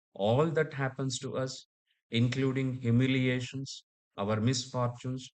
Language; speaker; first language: English; non-native, local second language; Kannada